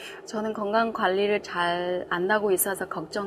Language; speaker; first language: Korean; non-native, fluent; Vietnamese